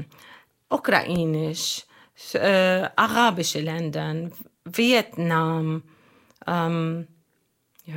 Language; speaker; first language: German; non-native, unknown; Arabic